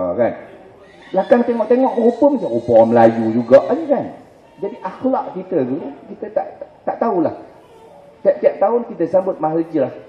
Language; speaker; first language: Malay; native; Malay